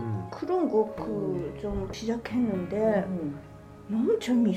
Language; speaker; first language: Korean; non-native, fluent; Japanese